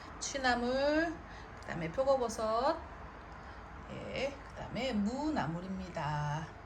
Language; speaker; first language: Korean; native; Korean